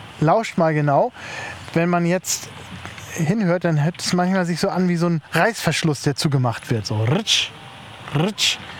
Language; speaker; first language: German; native; German